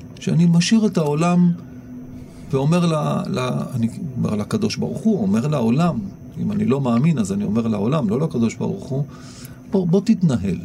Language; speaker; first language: Hebrew; native; Hebrew